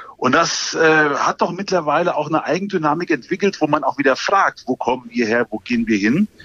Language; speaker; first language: German; native; German